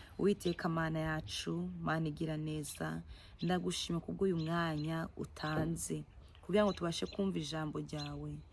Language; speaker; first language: Kinyarwanda; native; Kinyarwanda